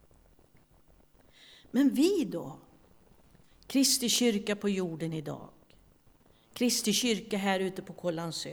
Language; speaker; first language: Swedish; native; Swedish